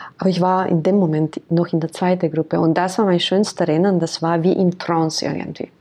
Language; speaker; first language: German; non-native, fluent; Hungarian